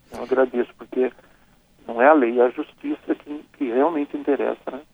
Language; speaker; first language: Portuguese; native; Portuguese